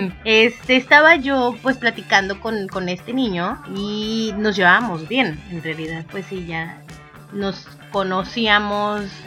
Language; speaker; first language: Spanish; native; Spanish